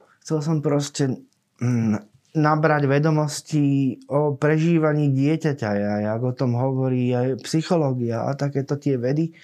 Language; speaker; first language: Slovak; native; Slovak